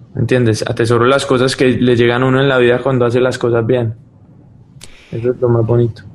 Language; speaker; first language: Spanish; early bilingual, heritage; Spanish